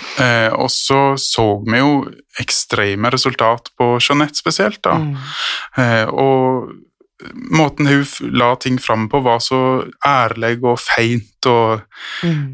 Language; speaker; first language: Norwegian; native; Norwegian